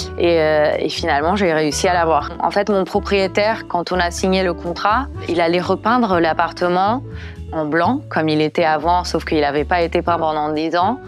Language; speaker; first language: French; non-native, fluent; Portuguese